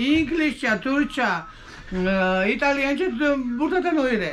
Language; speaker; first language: Turkish; non-native, learner; Svan